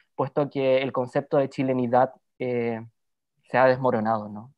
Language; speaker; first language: Spanish; native; Spanish